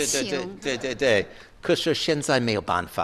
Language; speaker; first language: Chinese; non-native, learner; English